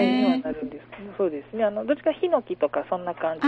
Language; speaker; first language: Japanese; native; Japanese